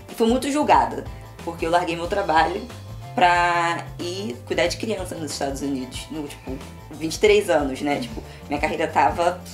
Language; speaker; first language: Portuguese; native; Portuguese